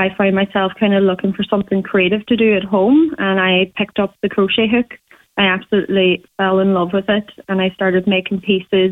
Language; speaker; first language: English; native; English